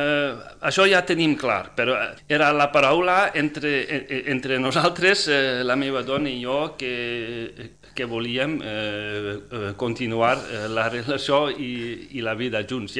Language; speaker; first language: Catalan; non-native, fluent; Dutch